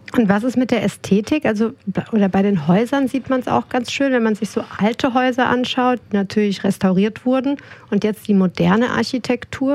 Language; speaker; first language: German; native; German